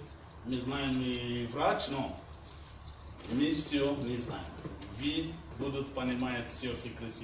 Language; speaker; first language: Russian; non-native, learner; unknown